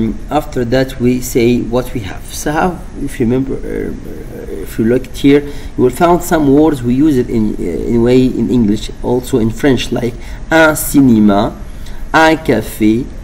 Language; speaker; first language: English; non-native, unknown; Arabic